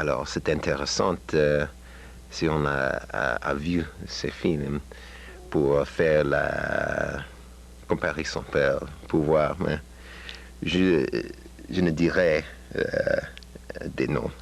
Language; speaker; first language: French; non-native, learner; English